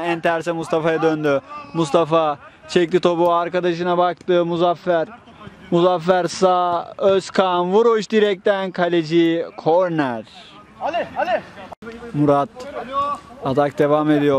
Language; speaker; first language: Turkish; native; Turkish